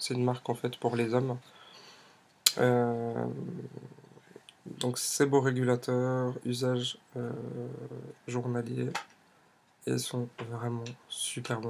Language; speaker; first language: French; native; French